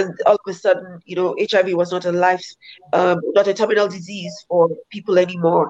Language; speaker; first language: English; non-native, local second language; Yoruba